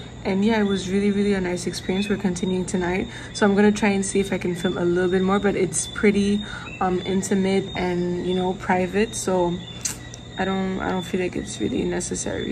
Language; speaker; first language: English; non-native, local second language; French